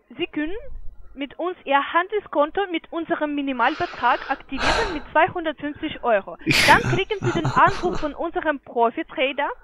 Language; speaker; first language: German; non-native, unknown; Russian